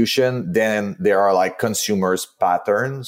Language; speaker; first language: English; non-native, fluent; French